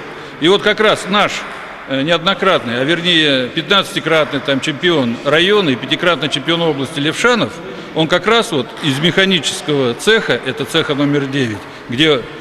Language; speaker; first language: Russian; native; Russian